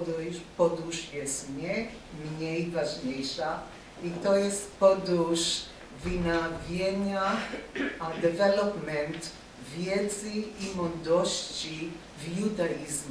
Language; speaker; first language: Polish; non-native, fluent; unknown